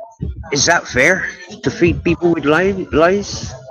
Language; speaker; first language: English; native; English